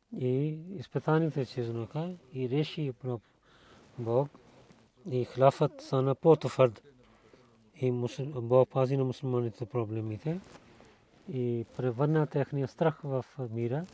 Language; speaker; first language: Bulgarian; non-native, learner; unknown